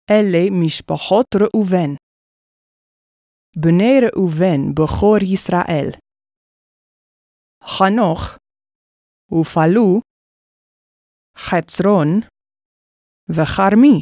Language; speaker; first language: Hebrew; non-native, fluent; English